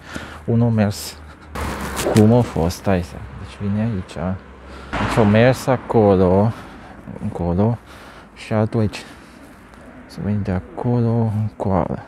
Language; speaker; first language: Romanian; non-native, local second language; Hungarian